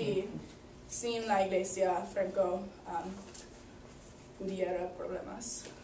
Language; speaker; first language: Spanish; non-native, learner; English